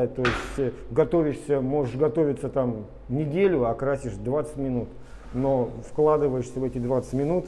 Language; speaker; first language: Russian; native; Russian